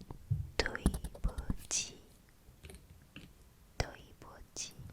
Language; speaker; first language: Chinese; non-native, learner; Korean